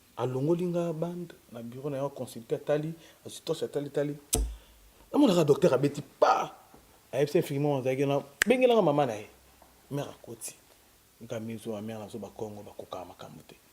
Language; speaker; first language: Lingala; native; Lingala